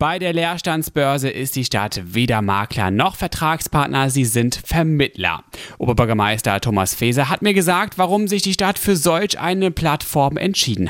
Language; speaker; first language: German; native; German